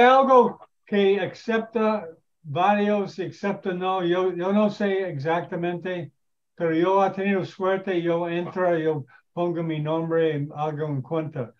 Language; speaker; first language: Spanish; non-native, learner; English